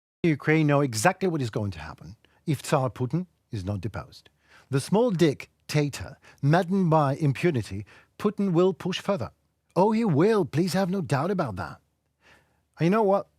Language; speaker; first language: English; non-native, fluent; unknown